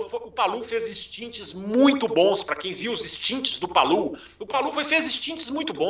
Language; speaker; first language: Portuguese; native; Portuguese